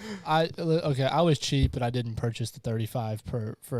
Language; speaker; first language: English; native; English